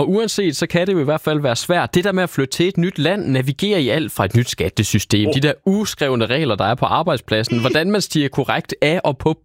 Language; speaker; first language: Danish; native; Danish